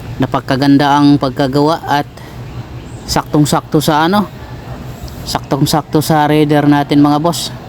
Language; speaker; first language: Filipino; native; Filipino